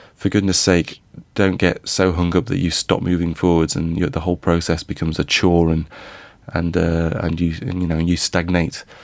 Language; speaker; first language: English; native; English